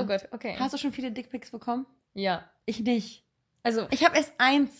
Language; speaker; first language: German; native; German